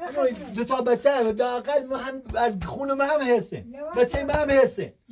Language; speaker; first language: Persian; non-native, local second language; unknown